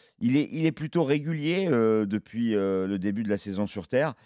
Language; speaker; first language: French; native; French